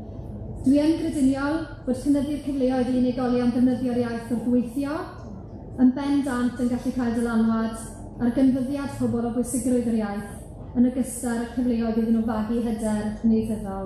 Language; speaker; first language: Welsh; native; Welsh